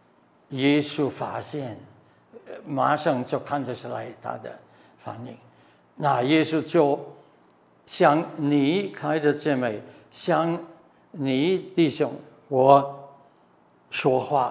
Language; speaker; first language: Chinese; non-native, fluent; German